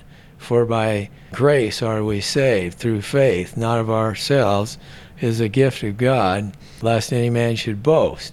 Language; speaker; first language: English; native; English